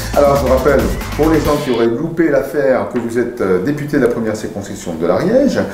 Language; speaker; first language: French; native; French